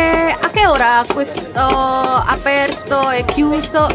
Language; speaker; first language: Italian; non-native, learner; Indonesian